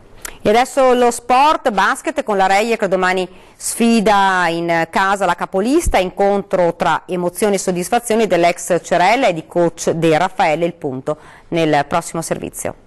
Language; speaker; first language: Italian; native; Italian